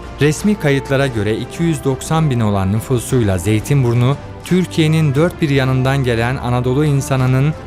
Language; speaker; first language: Turkish; native; Turkish